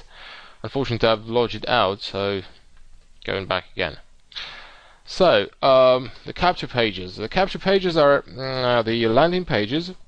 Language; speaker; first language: English; non-native, fluent; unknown